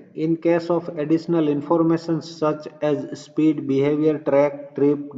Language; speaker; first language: English; non-native, local second language; Gujarati